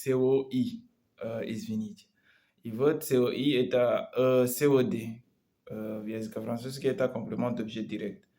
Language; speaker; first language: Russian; non-native, learner; Comorian